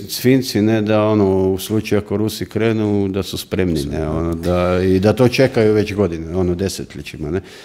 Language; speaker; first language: Croatian; native; Croatian